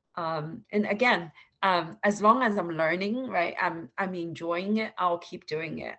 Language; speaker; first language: English; non-native, fluent; Chinese